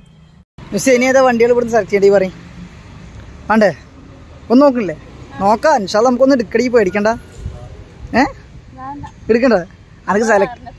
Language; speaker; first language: Malayalam; native; Malayalam